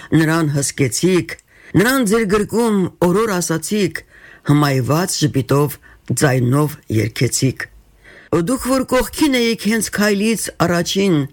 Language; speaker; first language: Armenian; native; Armenian